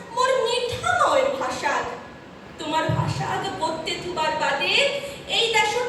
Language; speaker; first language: Bangla; non-native, local second language; Rangpuri